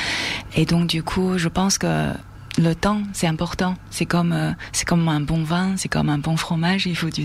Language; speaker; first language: French; non-native, fluent; Chinese